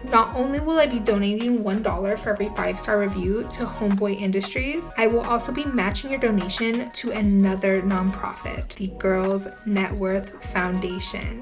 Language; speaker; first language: English; native; English